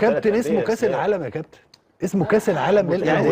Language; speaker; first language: Arabic; native; Arabic